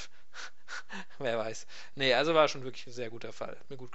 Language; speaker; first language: German; native; German